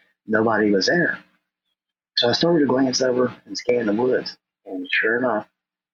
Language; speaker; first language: English; native; English